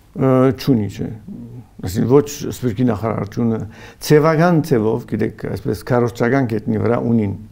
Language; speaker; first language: Armenian; early bilingual, heritage; Armenian